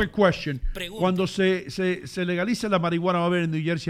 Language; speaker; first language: Spanish; native; Spanish